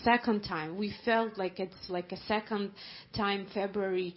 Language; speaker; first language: English; non-native, fluent; Ukrainian